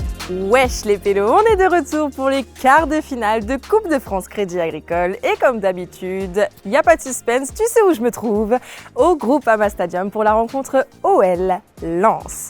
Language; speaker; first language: French; native; French